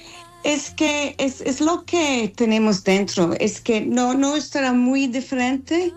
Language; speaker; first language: Spanish; non-native, learner; English